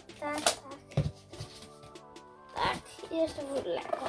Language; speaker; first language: Polish; early bilingual, heritage; Polish